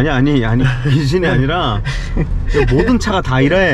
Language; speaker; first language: Korean; native; Korean